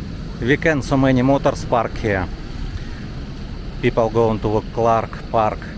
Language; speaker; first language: English; non-native, learner; Russian